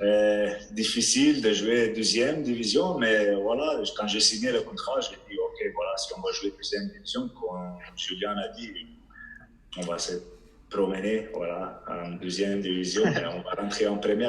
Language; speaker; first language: French; non-native, fluent; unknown